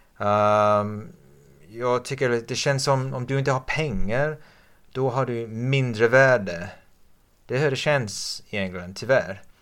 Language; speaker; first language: Swedish; non-native, fluent; English